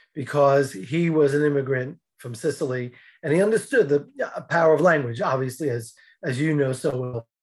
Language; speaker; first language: English; native; English